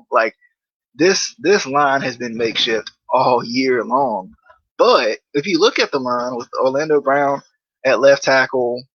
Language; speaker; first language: English; native; English